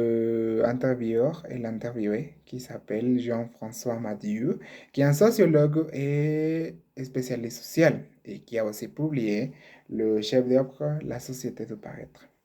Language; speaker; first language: French; non-native, learner; Spanish